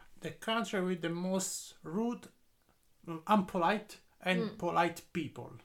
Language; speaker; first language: English; non-native, learner; Italian